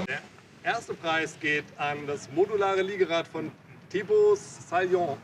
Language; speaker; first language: German; native; German